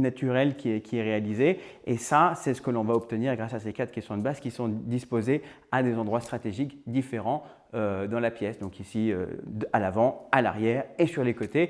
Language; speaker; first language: French; native; French